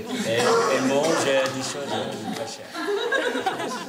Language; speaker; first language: French; non-native, learner; Arabic